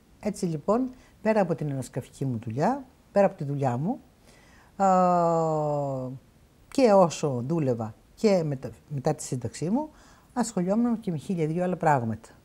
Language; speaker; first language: Greek; native; Greek